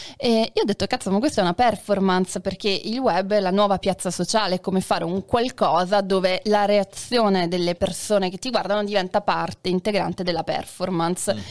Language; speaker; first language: Italian; native; Italian